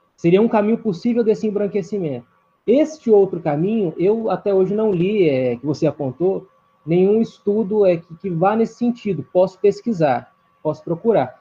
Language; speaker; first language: Portuguese; native; Portuguese